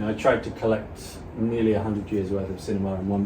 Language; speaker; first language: English; native; English